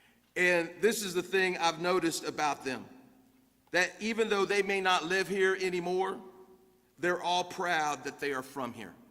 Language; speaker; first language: English; native; English